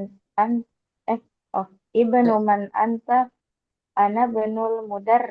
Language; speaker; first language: Arabic; non-native, learner; Indonesian